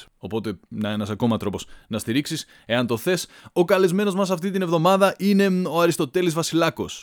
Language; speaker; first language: Greek; native; Greek